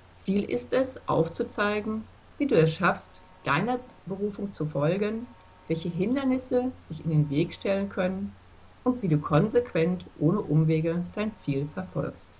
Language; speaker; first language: German; native; German